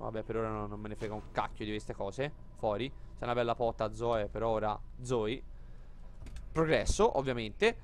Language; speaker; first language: Italian; native; Italian